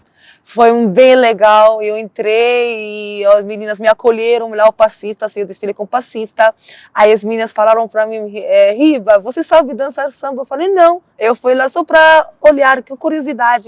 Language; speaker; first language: Portuguese; non-native, learner; Arabic